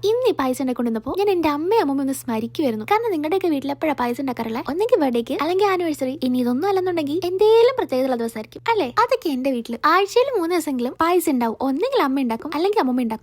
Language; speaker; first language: Malayalam; native; Malayalam